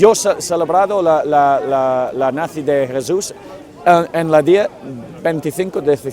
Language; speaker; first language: Spanish; non-native, learner; English